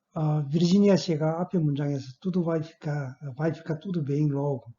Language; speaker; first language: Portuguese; non-native, fluent; Korean